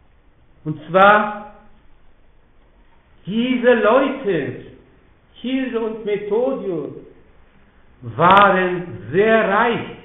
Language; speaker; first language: German; non-native, fluent; Polish